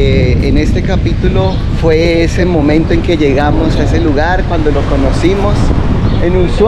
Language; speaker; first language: Spanish; native; Spanish